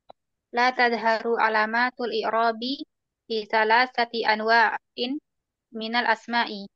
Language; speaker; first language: Arabic; non-native, learner; Indonesian